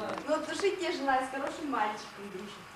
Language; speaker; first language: Russian; non-native, local second language; Tuvinian